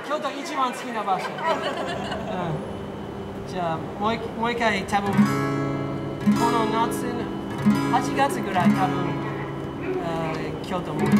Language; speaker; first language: Japanese; non-native, learner; English